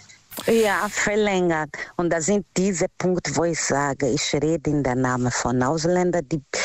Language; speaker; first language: German; non-native, fluent; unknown